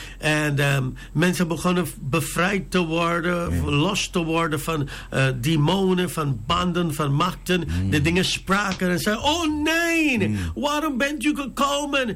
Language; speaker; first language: Dutch; non-native, fluent; English